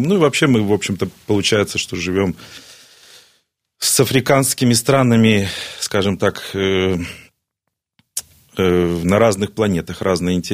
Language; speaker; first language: Russian; native; Russian